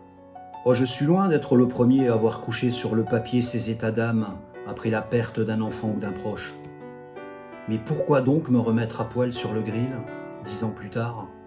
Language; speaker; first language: French; native; French